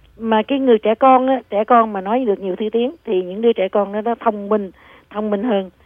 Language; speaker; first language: Vietnamese; native; Vietnamese